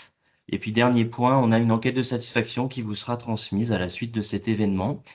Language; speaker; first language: French; native; French